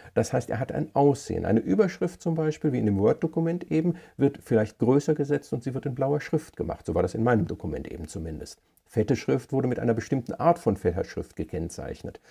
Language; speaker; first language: German; native; German